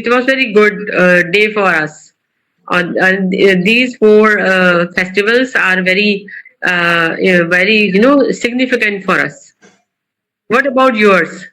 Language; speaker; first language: English; non-native, local second language; Urdu